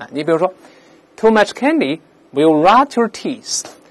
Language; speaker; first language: English; non-native, fluent; Chinese